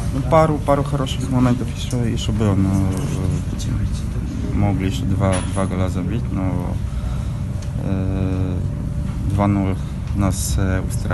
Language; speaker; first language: Russian; non-native, fluent; Polish